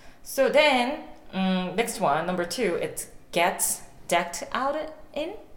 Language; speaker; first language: English; non-native, fluent; Korean